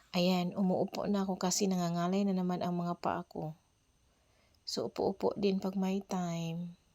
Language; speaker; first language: Filipino; non-native, local second language; Cebuano